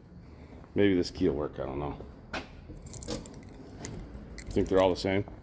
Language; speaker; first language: English; native; English